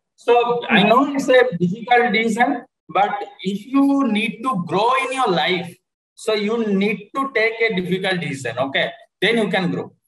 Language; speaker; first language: English; non-native, local second language; Bangla